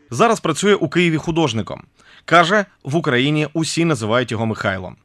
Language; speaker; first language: Ukrainian; native; Ukrainian